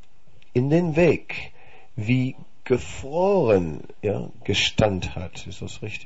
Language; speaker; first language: German; non-native, fluent; Dutch